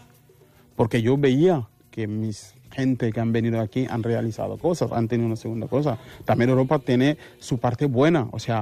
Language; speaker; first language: Spanish; non-native, fluent; Wolof